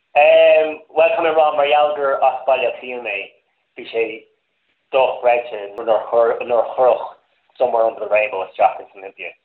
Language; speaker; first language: Irish; non-native, local second language; English